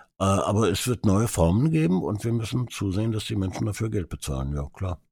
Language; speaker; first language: German; early bilingual, other home language; Hungarian